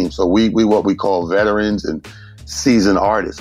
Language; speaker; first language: English; native; English